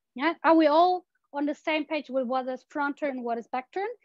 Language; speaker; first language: English; non-native, fluent; German